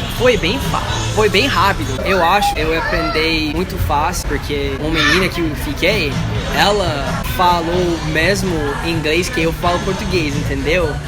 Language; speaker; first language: Portuguese; non-native, learner; English